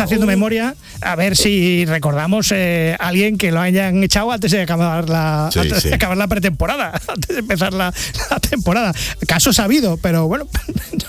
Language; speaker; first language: Spanish; native; Spanish